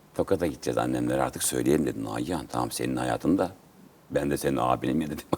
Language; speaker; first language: Turkish; native; Turkish